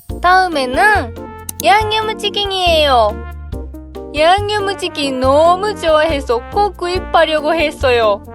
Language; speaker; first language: Korean; non-native, learner; Japanese